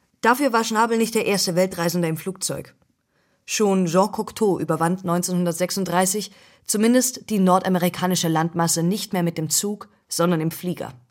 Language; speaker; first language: German; native; German